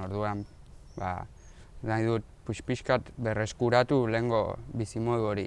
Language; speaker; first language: Basque; non-native, local second language; Spanish